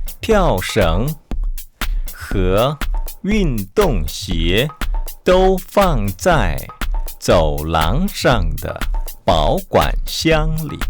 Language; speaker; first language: Chinese; non-native, fluent; Korean